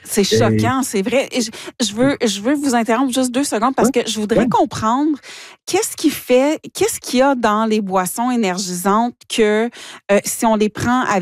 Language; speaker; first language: French; native; French